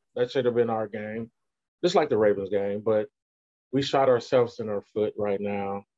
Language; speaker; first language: English; native; English